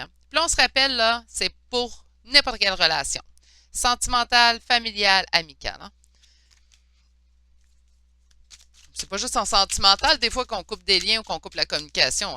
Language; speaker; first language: French; native; French